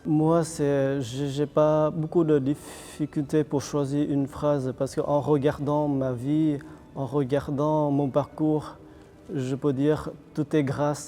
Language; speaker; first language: French; non-native, fluent; Vietnamese